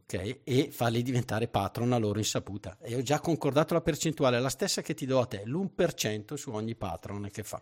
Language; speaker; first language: Italian; native; Italian